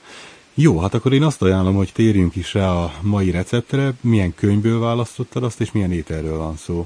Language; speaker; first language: Hungarian; native; Hungarian